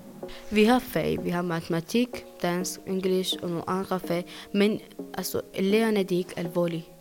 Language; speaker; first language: Danish; non-native, learner; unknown